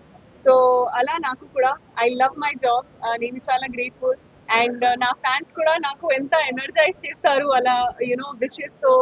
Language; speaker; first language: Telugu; non-native, local second language; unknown